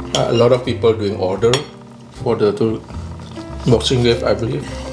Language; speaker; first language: English; non-native, fluent; Indonesian